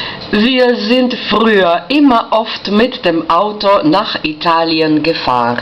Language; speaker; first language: German; non-native, fluent; Spanish